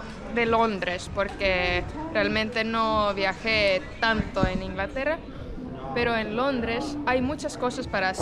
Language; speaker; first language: Spanish; non-native, fluent; Estonian